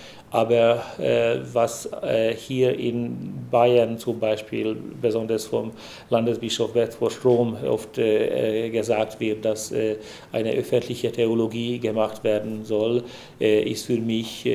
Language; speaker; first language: German; non-native, fluent; Hungarian